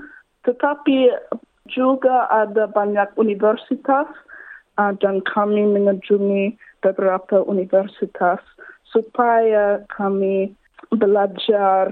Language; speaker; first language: Indonesian; non-native, learner; English